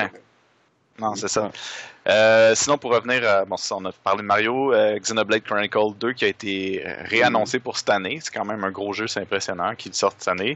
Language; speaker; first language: French; native; French